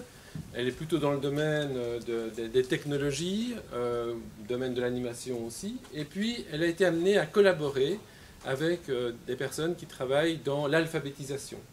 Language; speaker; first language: French; native; French